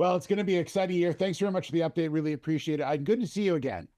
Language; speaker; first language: English; native; English